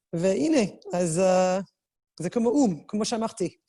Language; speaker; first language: Hebrew; non-native, fluent; French